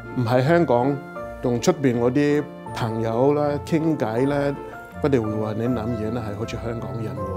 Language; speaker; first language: Cantonese; non-native, fluent; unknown